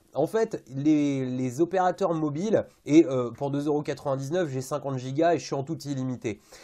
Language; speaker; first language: French; native; French